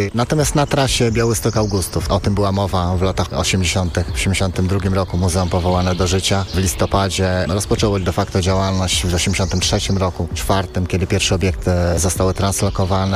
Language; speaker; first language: Polish; native; Polish